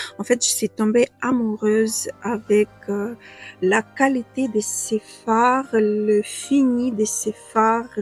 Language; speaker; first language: French; non-native, fluent; Ukrainian